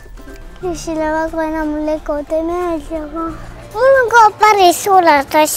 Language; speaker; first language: Estonian; native; Estonian